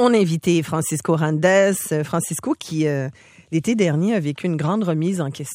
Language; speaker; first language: French; native; French